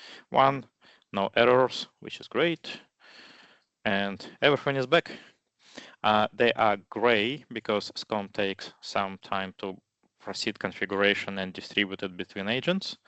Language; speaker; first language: English; non-native, fluent; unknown